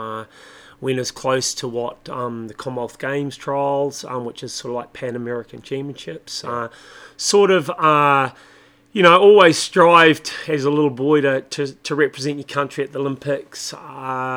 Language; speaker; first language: English; native; English